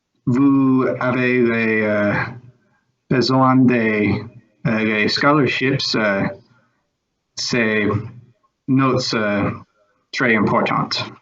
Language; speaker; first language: French; non-native, learner; English